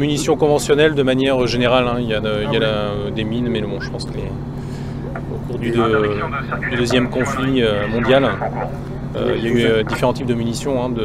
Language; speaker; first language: French; native; French